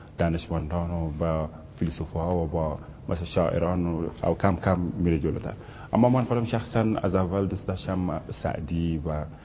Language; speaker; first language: Persian; non-native, fluent; Wolof